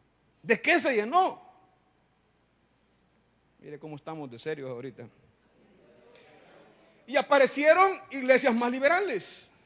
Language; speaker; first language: Spanish; native; Spanish